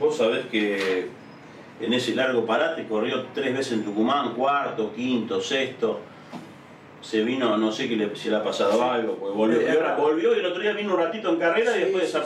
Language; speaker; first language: Spanish; native; Spanish